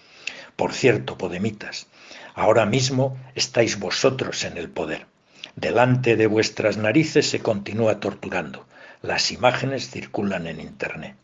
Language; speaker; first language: Spanish; native; Spanish